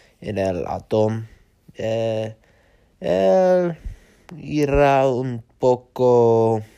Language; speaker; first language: Spanish; non-native, learner; English